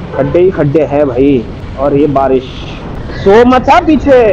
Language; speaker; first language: Hindi; non-native, local second language; Marathi